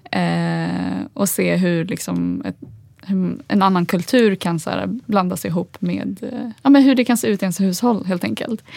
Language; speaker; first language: Swedish; early bilingual, other home language; Arabic